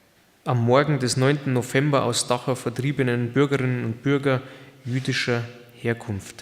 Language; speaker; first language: German; native; German